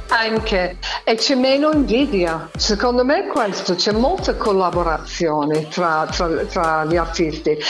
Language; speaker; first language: Italian; non-native, fluent; English